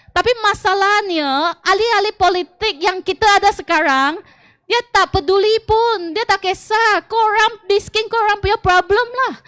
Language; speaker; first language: Malay; non-native, local second language; Chinese